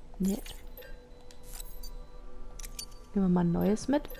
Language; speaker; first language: German; native; German